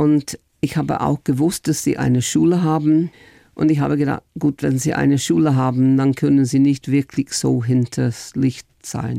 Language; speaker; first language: German; non-native, fluent; English